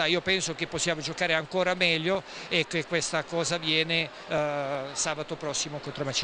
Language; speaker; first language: Italian; non-native, fluent; Serbian